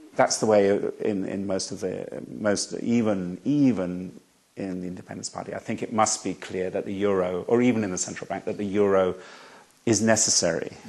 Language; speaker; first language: English; native; English